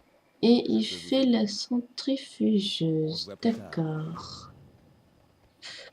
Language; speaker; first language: French; native; French